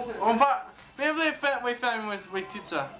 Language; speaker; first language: French; non-native, learner; English